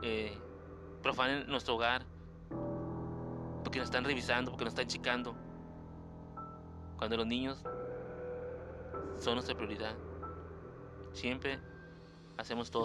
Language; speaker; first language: Spanish; native; Spanish